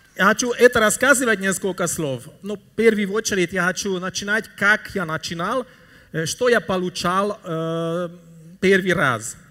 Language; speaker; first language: Russian; non-native, learner; Hungarian